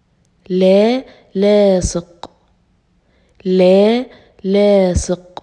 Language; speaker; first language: Arabic; native; Arabic